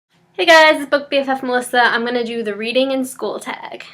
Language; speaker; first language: English; native; English